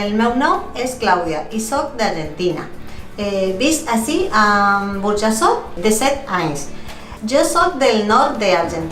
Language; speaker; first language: Catalan; non-native, fluent; Spanish